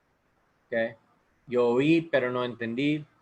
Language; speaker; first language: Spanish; non-native, learner; English